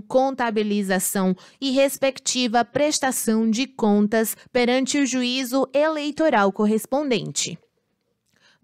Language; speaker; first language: Portuguese; native; Portuguese